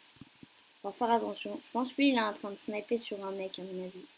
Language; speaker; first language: French; native; French